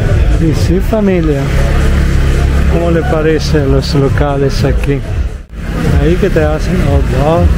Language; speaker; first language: Spanish; non-native, learner; Italian